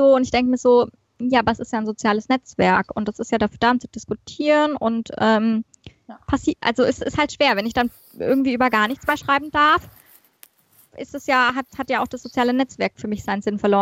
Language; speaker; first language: German; native; German